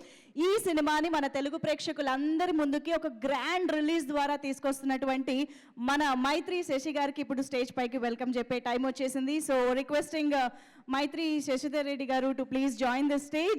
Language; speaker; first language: Telugu; native; Telugu